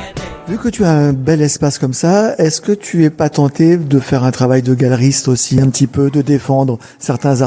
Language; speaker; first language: French; native; French